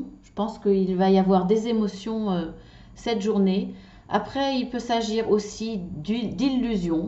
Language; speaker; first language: French; native; French